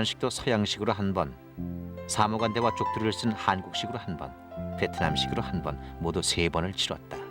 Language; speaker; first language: Korean; native; Korean